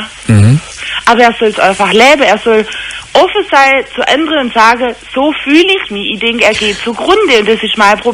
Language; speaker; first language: German; native; German